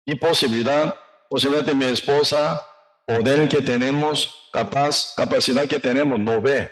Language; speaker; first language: Spanish; non-native, learner; Korean